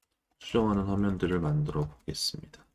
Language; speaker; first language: Korean; native; Korean